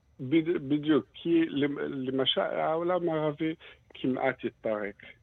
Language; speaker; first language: Hebrew; non-native, fluent; Arabic